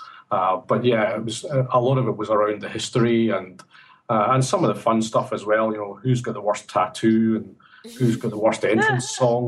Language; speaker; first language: English; native; English